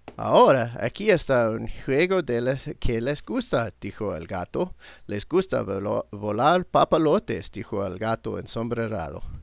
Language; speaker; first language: Spanish; non-native, learner; English